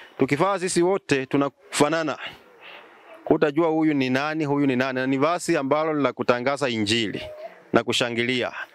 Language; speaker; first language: Swahili; non-native, local second language; Luyia